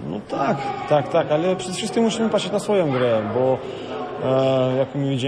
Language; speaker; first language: Polish; non-native, fluent; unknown